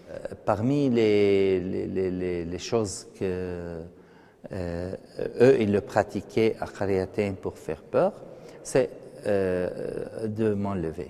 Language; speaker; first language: French; non-native, fluent; Arabic